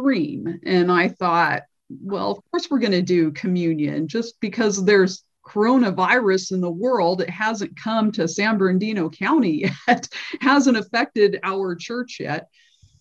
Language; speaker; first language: English; native; English